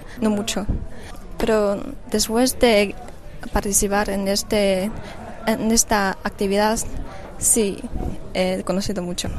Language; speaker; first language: Spanish; non-native, learner; Chinese